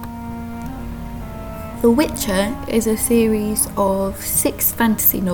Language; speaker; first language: English; native; English